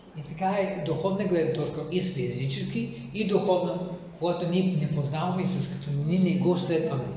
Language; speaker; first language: Bulgarian; non-native, fluent; English